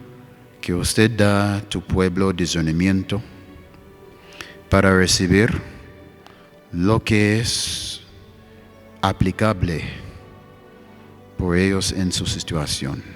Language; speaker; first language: Spanish; non-native, fluent; English